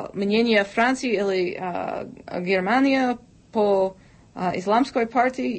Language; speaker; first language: Russian; non-native, fluent; English